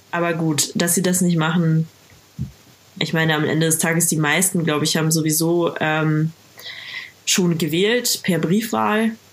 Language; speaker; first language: German; native; German